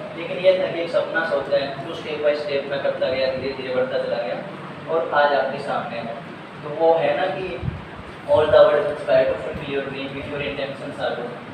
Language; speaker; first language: Hindi; native; Hindi